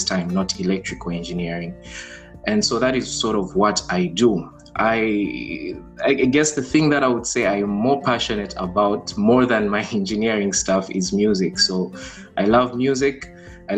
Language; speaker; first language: English; non-native, local second language; Bemba